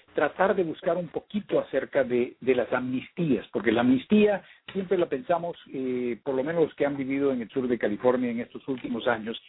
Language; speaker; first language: Spanish; early bilingual, heritage; Spanish